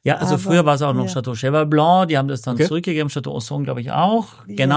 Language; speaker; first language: German; native; German